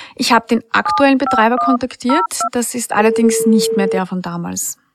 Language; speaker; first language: German; native; German